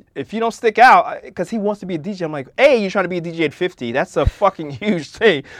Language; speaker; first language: English; native; English